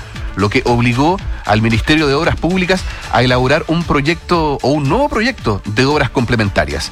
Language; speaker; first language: Spanish; native; Spanish